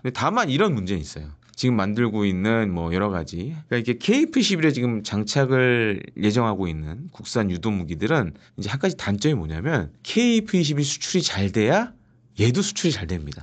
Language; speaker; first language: Korean; native; Korean